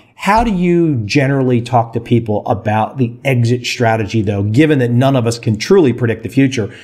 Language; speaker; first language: English; native; English